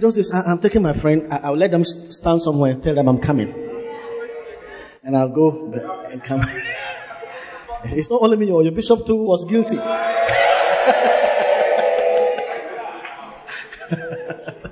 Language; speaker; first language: English; non-native, local second language; Akan